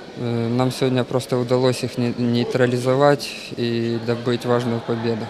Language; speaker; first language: Russian; native; Russian